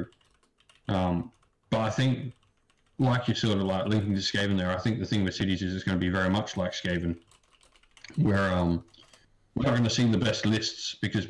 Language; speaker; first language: English; native; English